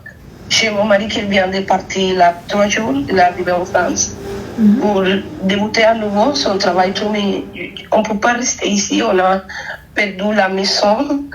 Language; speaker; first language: French; non-native, fluent; Spanish